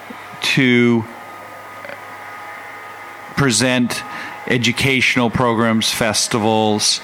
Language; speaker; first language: English; native; English